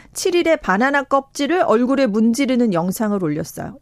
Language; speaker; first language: Korean; native; Korean